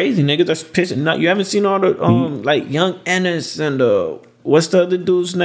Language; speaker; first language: English; native; English